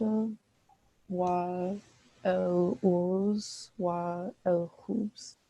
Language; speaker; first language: Arabic; non-native, learner; English